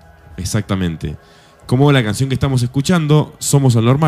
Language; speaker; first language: Spanish; native; Spanish